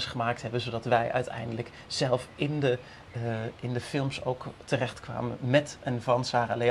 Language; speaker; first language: Dutch; native; Dutch